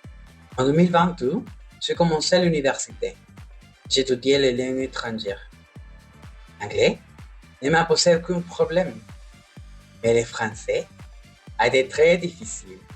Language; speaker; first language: French; non-native, learner; Spanish